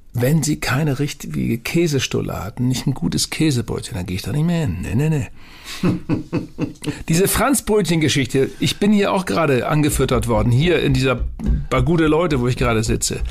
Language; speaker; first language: German; native; German